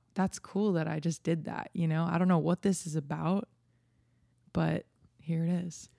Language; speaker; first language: English; native; English